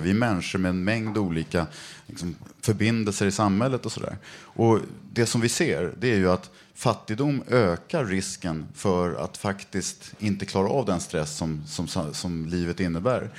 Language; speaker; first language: Swedish; native; Swedish